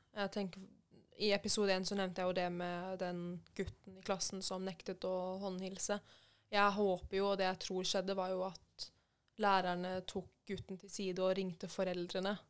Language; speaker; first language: Norwegian; early bilingual, other home language; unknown